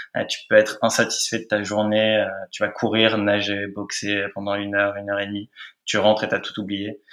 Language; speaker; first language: French; native; French